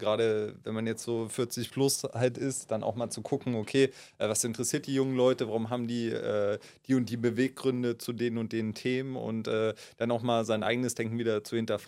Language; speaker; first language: German; native; German